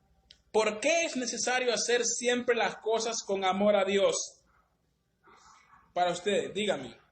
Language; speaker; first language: Spanish; native; Spanish